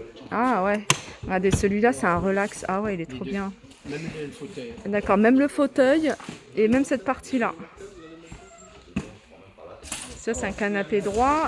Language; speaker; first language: French; native; French